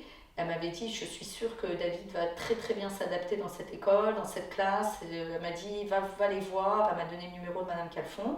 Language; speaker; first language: French; native; French